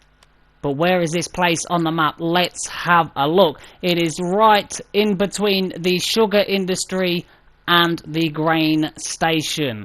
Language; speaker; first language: English; native; English